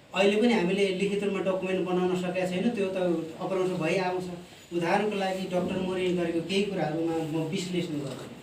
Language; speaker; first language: Nepali; non-native, local second language; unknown